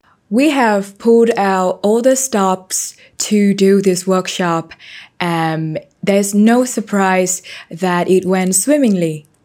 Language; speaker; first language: English; non-native, fluent; Vietnamese